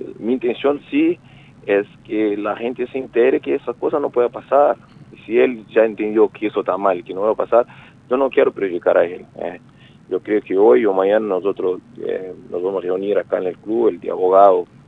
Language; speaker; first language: Spanish; non-native, fluent; Portuguese